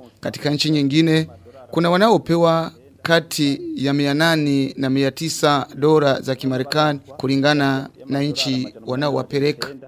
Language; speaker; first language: Swahili; non-native, local second language; Rundi